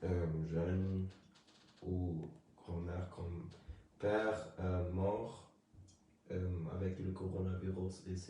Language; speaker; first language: French; early bilingual, other home language; Lingala